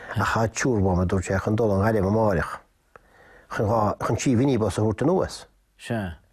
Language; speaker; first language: Irish; native; Irish